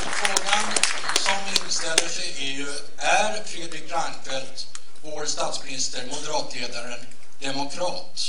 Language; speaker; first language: Swedish; native; Swedish